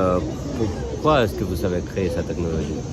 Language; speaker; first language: French; non-native, learner; Spanish